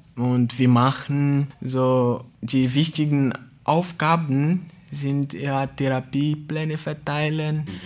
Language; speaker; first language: German; non-native, fluent; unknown